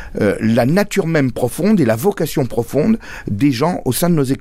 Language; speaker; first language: French; native; French